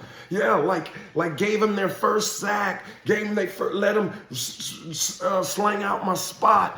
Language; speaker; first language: English; native; English